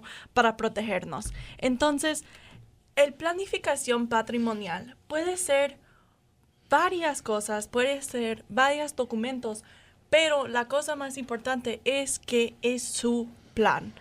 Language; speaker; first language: Spanish; non-native, learner; English